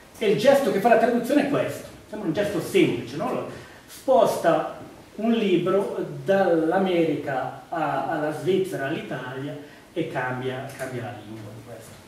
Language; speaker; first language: Italian; native; Italian